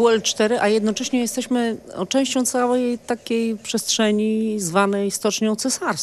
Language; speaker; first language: Polish; native; Polish